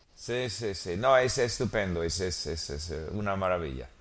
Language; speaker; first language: Spanish; non-native, learner; English